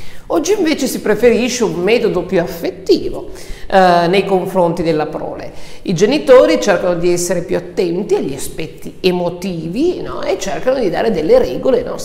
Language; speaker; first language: Italian; native; Italian